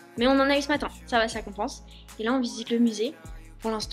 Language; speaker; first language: French; native; French